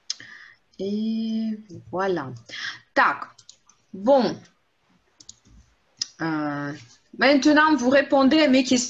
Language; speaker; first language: French; non-native, fluent; Russian